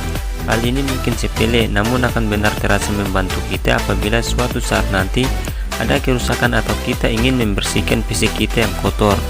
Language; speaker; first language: Indonesian; native; Indonesian